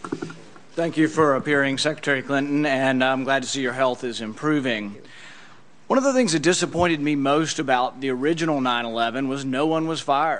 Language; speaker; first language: English; native; English